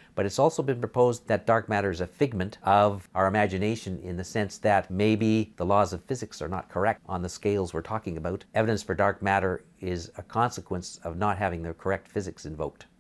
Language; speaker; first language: English; native; English